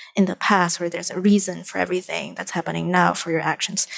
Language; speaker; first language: English; non-native, local second language; Chinese